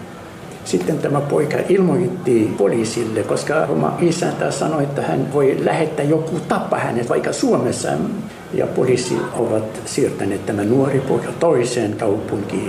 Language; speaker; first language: Finnish; non-native, fluent; Arabic